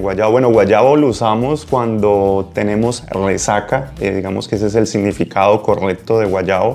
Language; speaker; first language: Spanish; native; Spanish